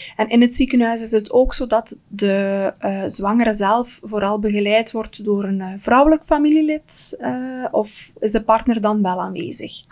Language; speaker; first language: Dutch; native; Dutch